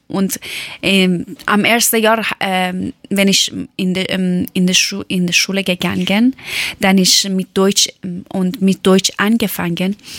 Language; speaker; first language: German; non-native, learner; Persian